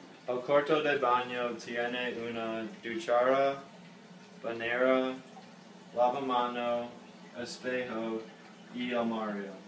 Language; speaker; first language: Spanish; non-native, learner; English